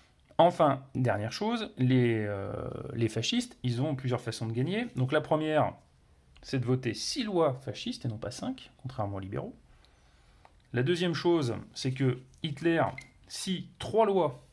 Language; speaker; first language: French; native; French